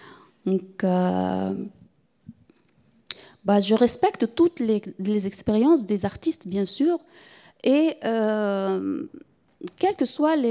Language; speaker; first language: French; non-native, fluent; Arabic